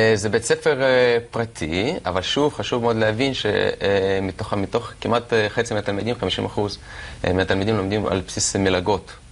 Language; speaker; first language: Hebrew; non-native, fluent; Russian